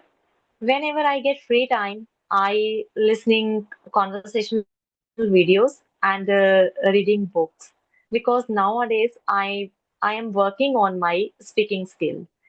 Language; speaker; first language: English; non-native, learner; Hindi